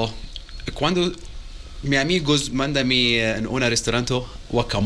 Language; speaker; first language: Spanish; non-native, learner; Arabic